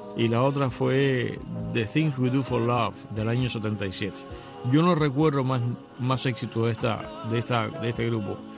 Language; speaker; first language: Spanish; native; Spanish